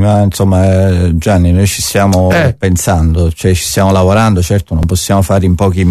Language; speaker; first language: Italian; native; Italian